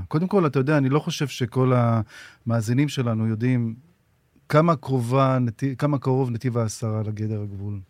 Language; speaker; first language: Hebrew; native; Hebrew